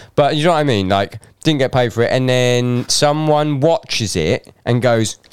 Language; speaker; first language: English; native; English